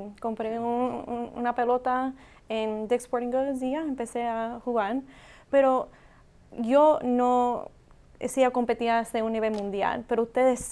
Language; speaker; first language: Spanish; non-native, learner; English